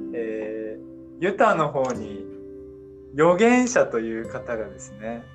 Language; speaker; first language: Japanese; native; Japanese